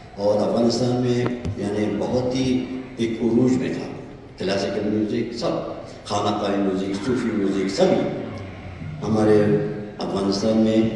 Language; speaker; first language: Urdu; non-native, fluent; Persian